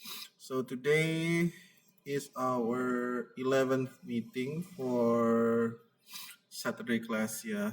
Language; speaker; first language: English; non-native, fluent; Indonesian